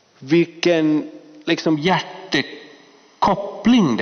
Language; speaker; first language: Swedish; non-native, fluent; Finnish